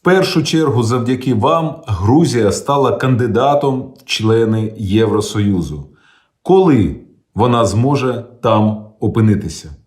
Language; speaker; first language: Ukrainian; native; Ukrainian